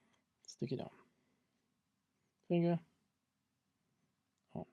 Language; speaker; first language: English; native; English